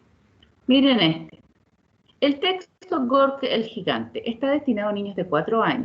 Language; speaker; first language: Spanish; native; Spanish